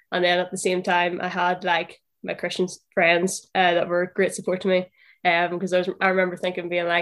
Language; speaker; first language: English; native; English